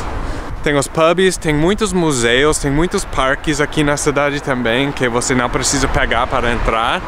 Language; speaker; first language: Portuguese; non-native, fluent; English